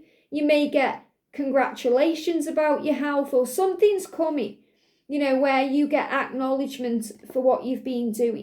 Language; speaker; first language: English; native; English